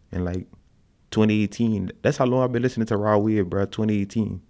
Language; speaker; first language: English; native; English